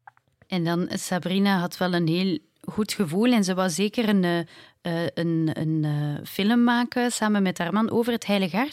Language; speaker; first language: Dutch; native; Dutch